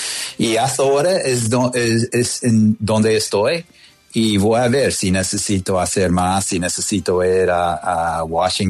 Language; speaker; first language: Spanish; non-native, fluent; English